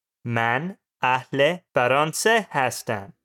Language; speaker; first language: Persian; non-native, learner; English